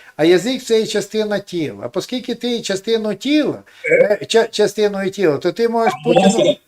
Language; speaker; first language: Russian; non-native, local second language; Ukrainian